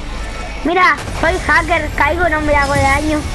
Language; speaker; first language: Spanish; native; Spanish